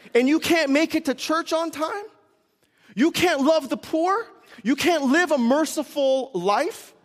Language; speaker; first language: English; early bilingual, other home language; Korean